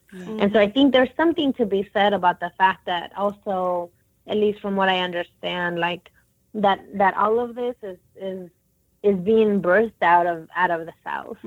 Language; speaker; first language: English; native; English